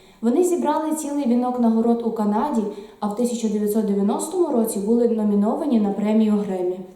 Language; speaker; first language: Ukrainian; native; Ukrainian